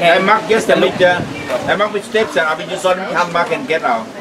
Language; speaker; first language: German; non-native, learner; Vietnamese